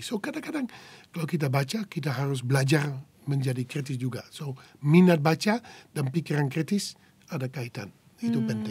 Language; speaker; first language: Indonesian; non-native, fluent; Dutch